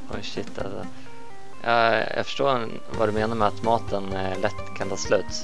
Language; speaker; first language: Swedish; native; Swedish